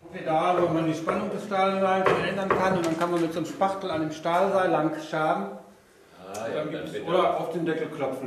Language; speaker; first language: German; native; German